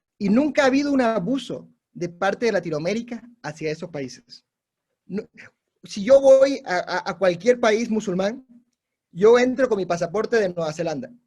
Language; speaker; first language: Spanish; non-native, local second language; English